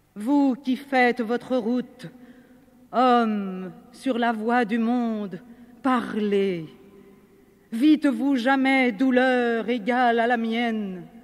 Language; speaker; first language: French; native; French